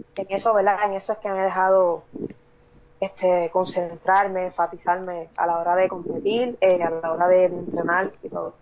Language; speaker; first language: Spanish; native; Spanish